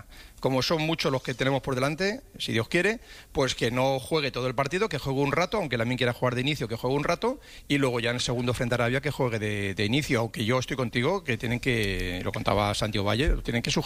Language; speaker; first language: Spanish; native; Spanish